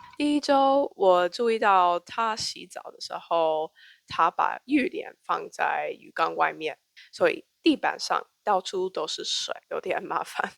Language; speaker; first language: Chinese; non-native, fluent; English